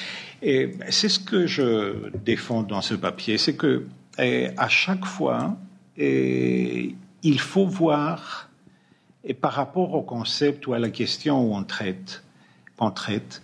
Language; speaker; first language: French; non-native, fluent; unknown